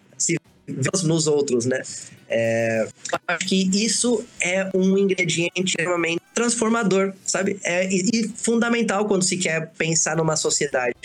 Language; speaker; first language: Portuguese; early bilingual, other home language; Spanish